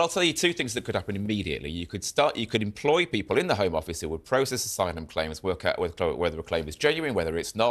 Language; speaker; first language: English; native; English